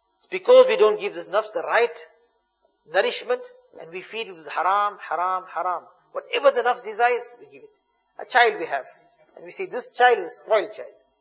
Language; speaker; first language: English; native; English